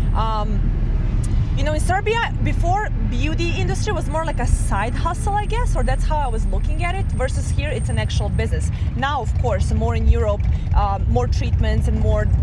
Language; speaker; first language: English; non-native, fluent; Serbian